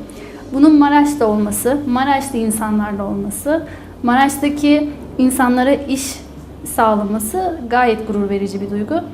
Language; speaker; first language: Turkish; native; Turkish